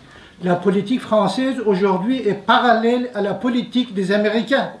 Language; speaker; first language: French; non-native, fluent; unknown